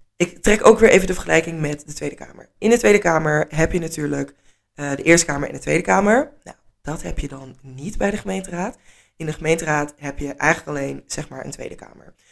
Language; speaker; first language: Dutch; native; Dutch